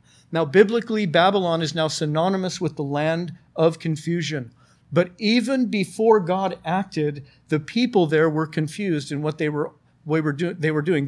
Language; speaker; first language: English; native; English